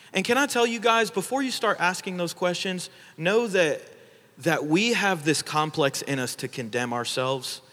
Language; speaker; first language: English; early bilingual, other home language; Filipino